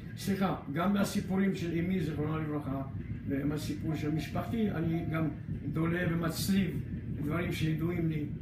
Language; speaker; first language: Hebrew; early bilingual, other home language; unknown